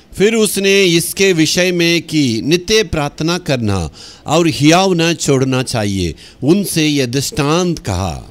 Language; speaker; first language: Hindi; non-native, local second language; Tamil